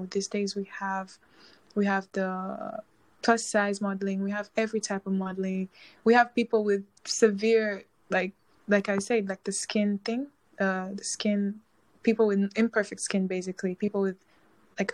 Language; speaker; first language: English; non-native, local second language; Swahili